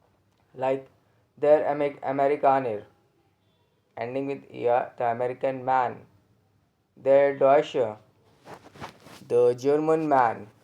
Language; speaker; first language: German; non-native, learner; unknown